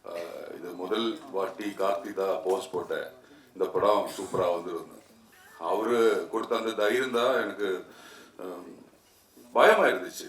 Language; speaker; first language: Tamil; non-native, learner; Malayalam